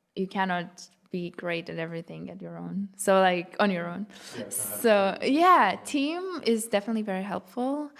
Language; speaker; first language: English; non-native, fluent; Lithuanian